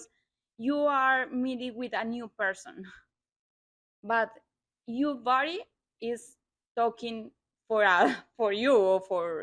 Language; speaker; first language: English; non-native, learner; Spanish